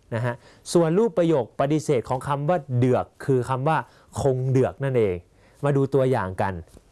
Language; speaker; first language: Thai; native; Thai